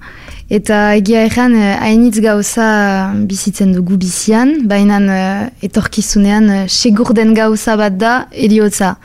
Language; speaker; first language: Basque; non-native, local second language; French